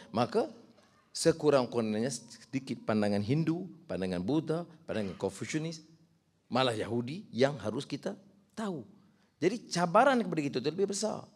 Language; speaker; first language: Malay; native; Malay